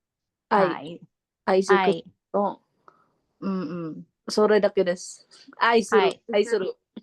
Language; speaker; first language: Japanese; non-native, learner; Filipino